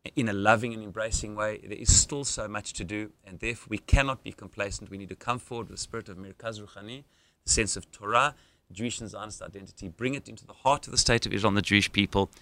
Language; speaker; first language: English; native; English